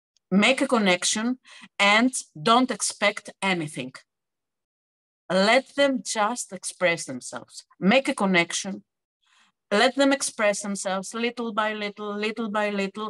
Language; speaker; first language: English; non-native, fluent; Greek